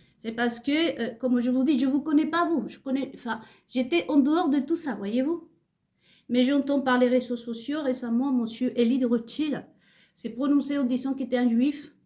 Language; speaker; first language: French; non-native, fluent; Spanish